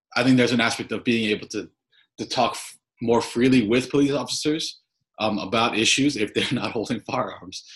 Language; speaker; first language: English; native; English